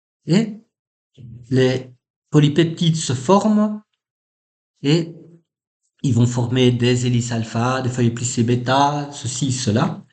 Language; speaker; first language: French; native; French